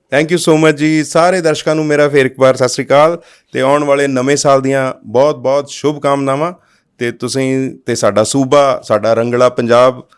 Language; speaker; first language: Punjabi; non-native, local second language; Hindi